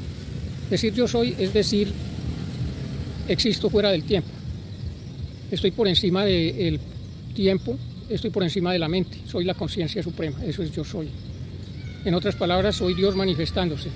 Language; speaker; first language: Spanish; native; Spanish